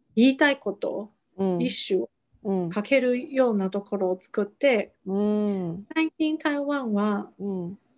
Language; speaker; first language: Japanese; non-native, fluent; Chinese